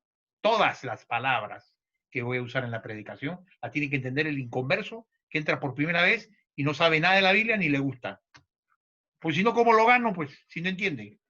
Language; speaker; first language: Spanish; native; Spanish